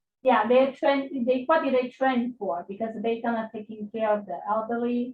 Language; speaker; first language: English; non-native, learner; Chinese